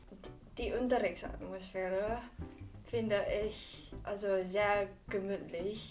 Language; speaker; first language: German; non-native, learner; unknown